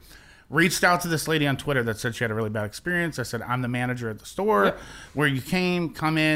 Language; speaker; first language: English; native; English